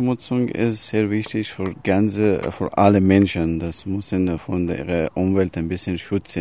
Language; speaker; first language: German; non-native, learner; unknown